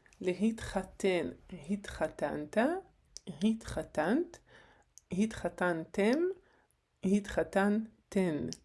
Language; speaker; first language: Hebrew; non-native, fluent; Ukrainian